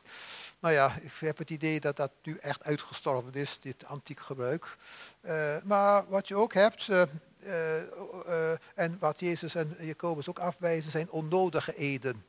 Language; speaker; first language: Dutch; native; Dutch